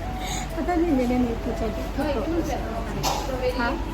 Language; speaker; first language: Hindi; non-native, local second language; Bodo